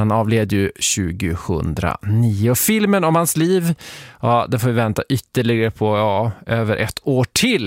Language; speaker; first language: Swedish; native; Swedish